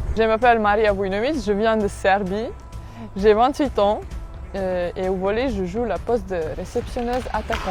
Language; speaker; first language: French; non-native, fluent; Serbian